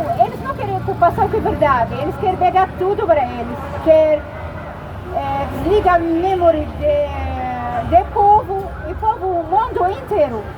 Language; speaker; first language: Portuguese; non-native, learner; Arabic